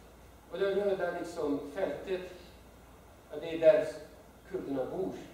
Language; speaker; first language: Swedish; non-native, fluent; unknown